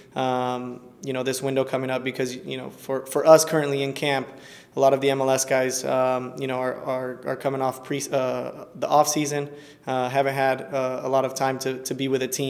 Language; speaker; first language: English; early bilingual, other home language; Spanish